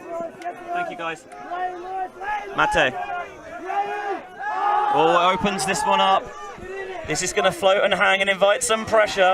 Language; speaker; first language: English; native; English